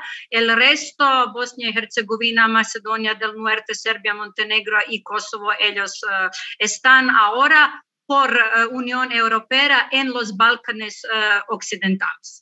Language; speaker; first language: Spanish; non-native, learner; Croatian